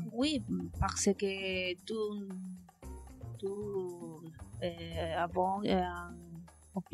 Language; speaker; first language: French; non-native, learner; Spanish